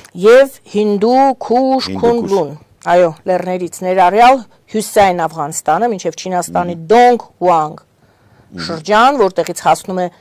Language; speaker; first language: Armenian; native; Armenian